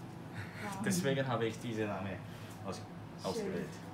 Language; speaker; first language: German; non-native, learner; Korean